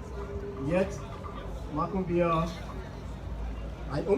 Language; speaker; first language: German; non-native, fluent; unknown